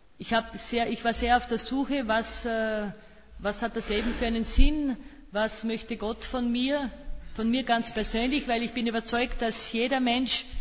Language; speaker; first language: German; native; German